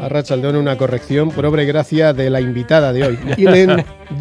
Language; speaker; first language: Spanish; native; Spanish